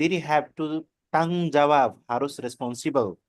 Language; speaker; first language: Indonesian; non-native, learner; Nepali